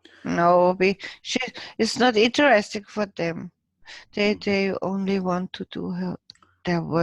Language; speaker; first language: English; non-native, fluent; German